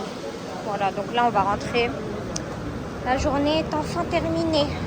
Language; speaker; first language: French; native; French